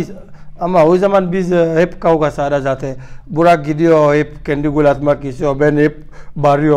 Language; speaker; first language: Turkish; non-native, learner; French